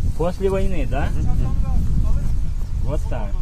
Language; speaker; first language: Russian; non-native, local second language; Ukrainian